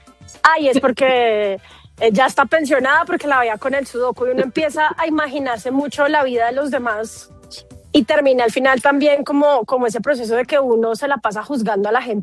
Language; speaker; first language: Spanish; native; Spanish